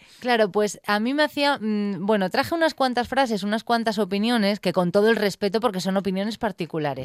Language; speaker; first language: Spanish; native; Spanish